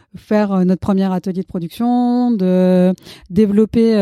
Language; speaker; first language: French; non-native, fluent; Malayalam